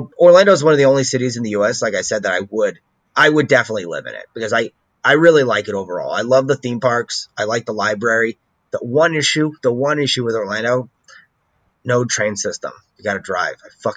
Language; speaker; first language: English; native; English